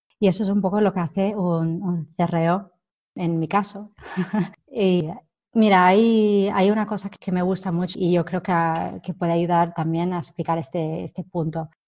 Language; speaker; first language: Spanish; non-native, fluent; English